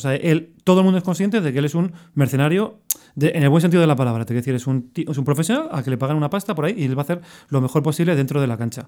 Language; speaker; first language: Spanish; native; Spanish